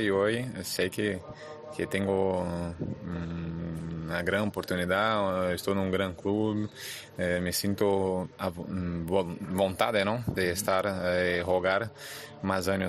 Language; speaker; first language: Spanish; non-native, fluent; Portuguese